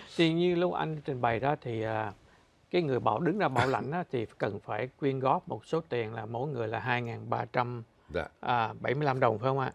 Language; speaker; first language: Vietnamese; native; Vietnamese